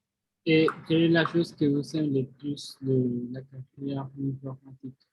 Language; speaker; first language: French; non-native, learner; Spanish